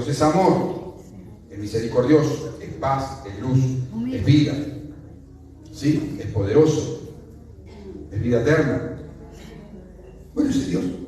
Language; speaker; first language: Spanish; native; Spanish